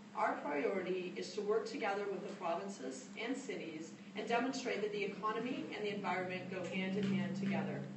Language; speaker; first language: English; native; English